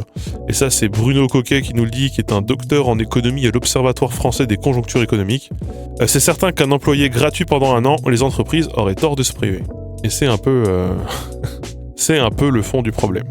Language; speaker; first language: French; native; French